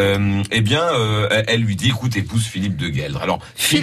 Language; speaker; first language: French; native; French